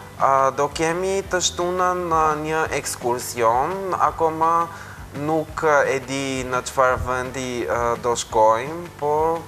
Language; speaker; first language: Albanian; non-native, fluent; Bulgarian